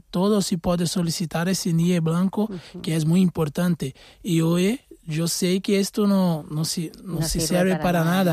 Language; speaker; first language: Spanish; non-native, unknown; Portuguese